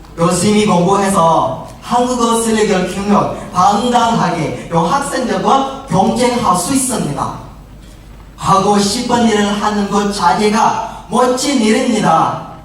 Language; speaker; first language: Korean; non-native, fluent; Indonesian